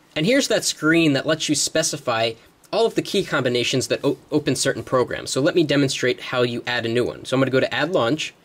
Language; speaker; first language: English; native; English